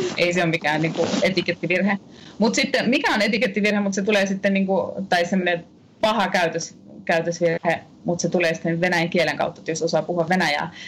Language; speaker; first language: Finnish; native; Finnish